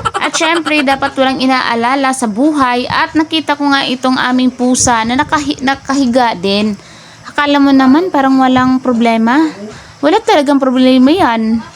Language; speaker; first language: Filipino; non-native, local second language; Cebuano